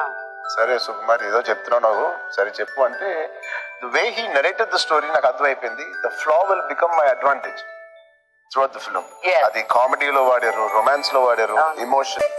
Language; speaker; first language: Telugu; native; Telugu